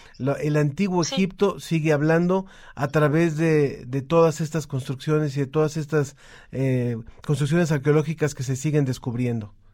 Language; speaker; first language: Spanish; native; Spanish